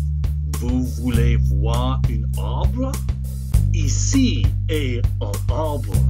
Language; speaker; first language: French; non-native, learner; English